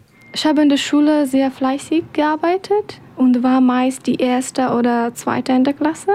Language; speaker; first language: German; non-native, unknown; Persian